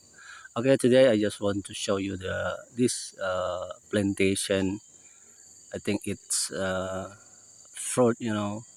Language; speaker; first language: English; non-native, learner; Indonesian